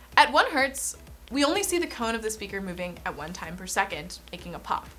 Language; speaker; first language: English; native; English